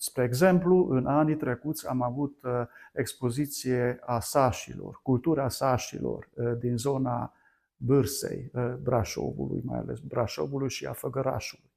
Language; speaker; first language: Romanian; non-native, local second language; Hungarian